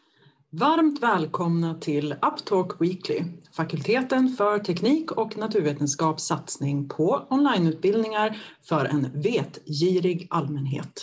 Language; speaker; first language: Swedish; native; Swedish